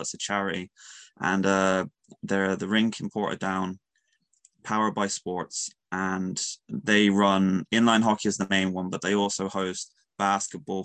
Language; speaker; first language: English; native; English